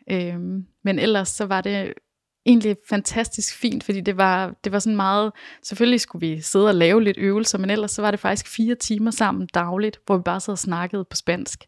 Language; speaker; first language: Danish; native; Danish